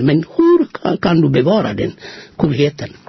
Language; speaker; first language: Swedish; non-native, fluent; Amharic